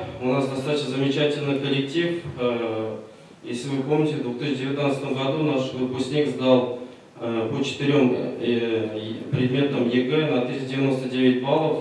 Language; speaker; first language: Russian; non-native, local second language; Tatar